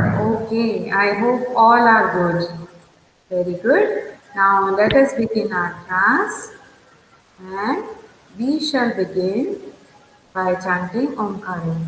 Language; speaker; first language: English; non-native, local second language; Hindi